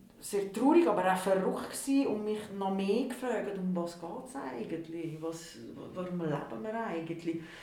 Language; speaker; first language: German; non-native, local second language; Italian